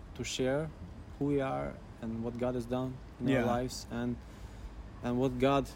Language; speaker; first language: English; non-native, fluent; Albanian